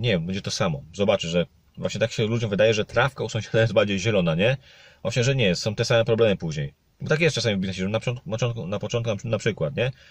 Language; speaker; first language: Polish; native; Polish